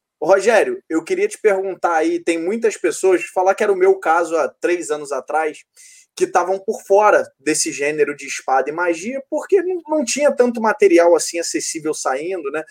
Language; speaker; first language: Portuguese; native; Portuguese